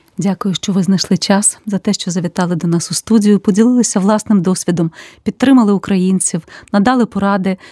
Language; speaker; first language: Ukrainian; native; Ukrainian